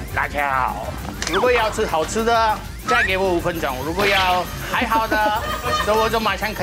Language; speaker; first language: Chinese; non-native, learner; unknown